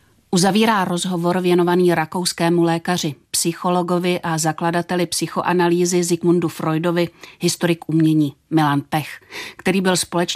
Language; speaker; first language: Czech; native; Czech